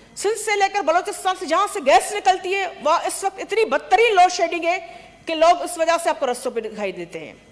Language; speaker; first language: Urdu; non-native, local second language; Sindhi